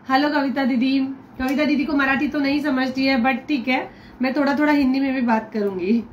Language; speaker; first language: Hindi; non-native, local second language; Marathi